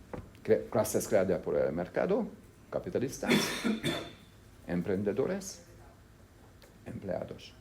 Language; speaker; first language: Spanish; non-native, fluent; Hungarian